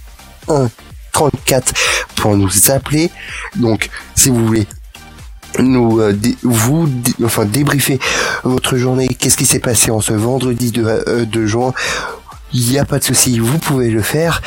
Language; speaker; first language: French; native; French